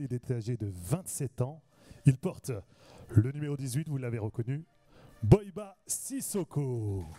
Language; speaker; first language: French; native; French